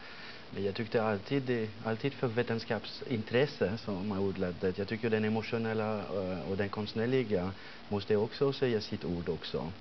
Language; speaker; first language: Swedish; non-native, fluent; French